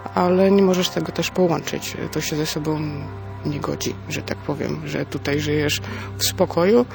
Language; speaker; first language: Polish; non-native, fluent; Ukrainian